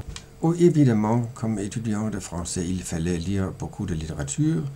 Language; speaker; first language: French; non-native, fluent; Danish